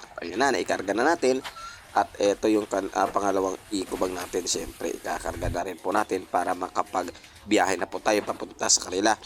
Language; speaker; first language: Filipino; non-native, local second language; Hiligaynon